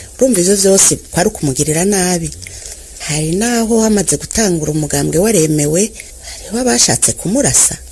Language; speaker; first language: Rundi; early bilingual, other home language; Kinyarwanda